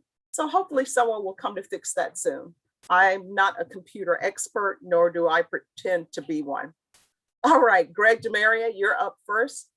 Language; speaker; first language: English; native; English